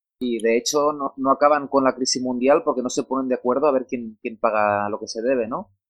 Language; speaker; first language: Spanish; non-native, local second language; Catalan